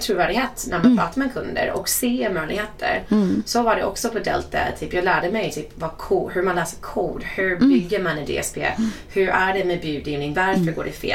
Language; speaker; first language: Swedish; non-native, fluent; English